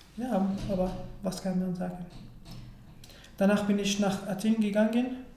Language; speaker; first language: German; non-native, learner; Arabic